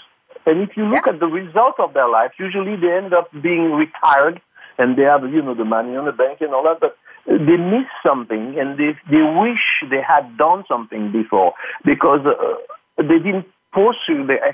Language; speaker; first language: English; non-native, fluent; French